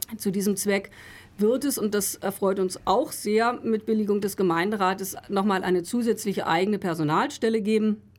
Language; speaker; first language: German; native; German